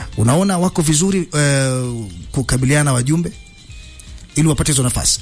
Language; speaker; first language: Swahili; native; Swahili